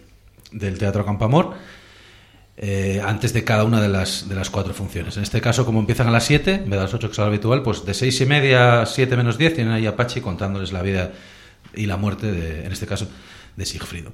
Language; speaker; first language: Spanish; native; Spanish